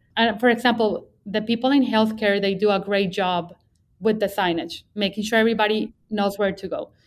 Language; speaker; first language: English; non-native, fluent; Spanish